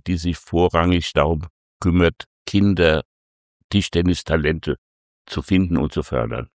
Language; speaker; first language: German; native; German